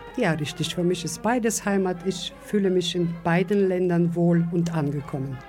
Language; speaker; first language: German; non-native, fluent; Bulgarian